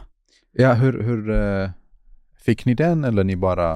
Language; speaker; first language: Swedish; non-native, fluent; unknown